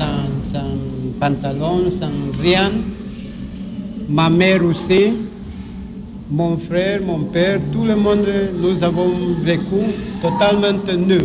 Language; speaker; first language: French; non-native, learner; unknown